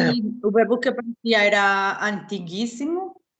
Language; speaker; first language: Portuguese; non-native, learner; Spanish